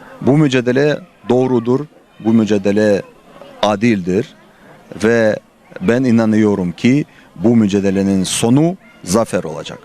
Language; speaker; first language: Turkish; non-native, fluent; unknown